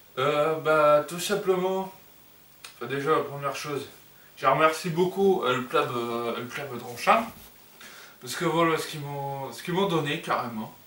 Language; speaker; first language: French; native; French